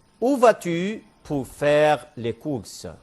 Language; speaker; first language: French; non-native, fluent; Arabic